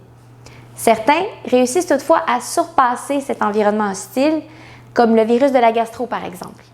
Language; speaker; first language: French; native; French